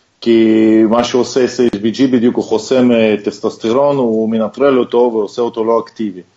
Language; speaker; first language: Hebrew; non-native, fluent; Russian